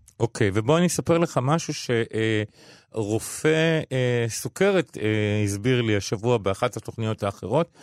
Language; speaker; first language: Hebrew; native; Hebrew